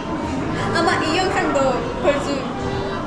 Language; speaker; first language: Korean; non-native, fluent; Armenian